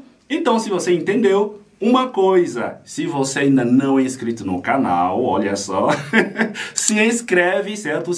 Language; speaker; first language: Portuguese; non-native, fluent; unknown